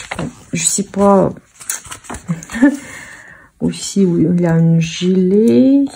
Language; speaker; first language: French; non-native, fluent; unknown